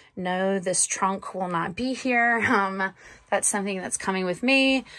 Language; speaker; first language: English; native; English